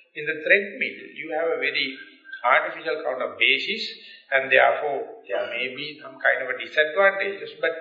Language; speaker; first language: English; non-native, local second language; Sinhala